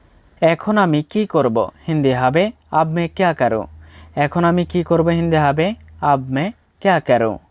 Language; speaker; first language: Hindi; non-native, fluent; Bangla